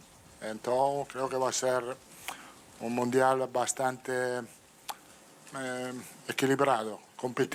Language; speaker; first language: Portuguese; non-native, fluent; Italian